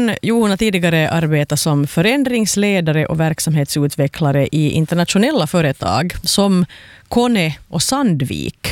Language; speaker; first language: Swedish; native; Swedish